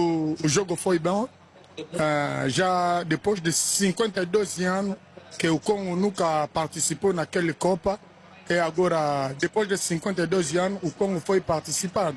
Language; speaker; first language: Portuguese; non-native, learner; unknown